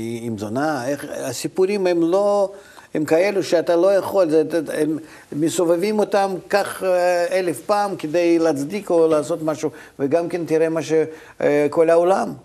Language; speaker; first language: Hebrew; non-native, fluent; Russian